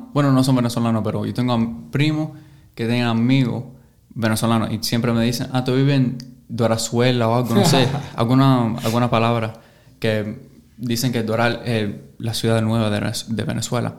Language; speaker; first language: Spanish; early bilingual, heritage; English